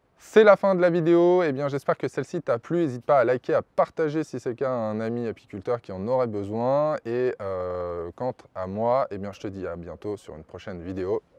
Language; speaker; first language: French; native; French